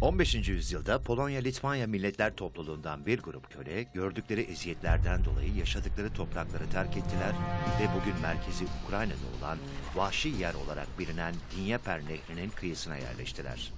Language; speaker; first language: Turkish; native; Turkish